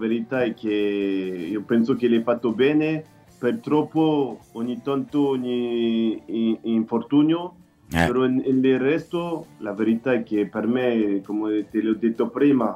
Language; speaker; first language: Italian; non-native, learner; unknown